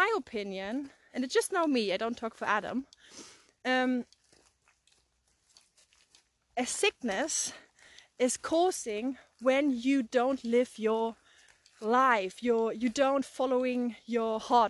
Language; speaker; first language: English; non-native, fluent; German